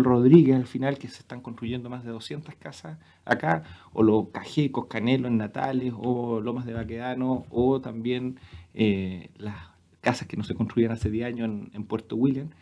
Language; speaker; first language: Spanish; native; Spanish